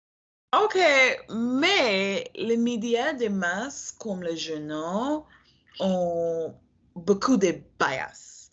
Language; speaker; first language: French; non-native, learner; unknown